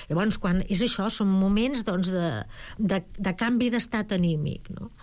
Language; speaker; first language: Catalan; native; Catalan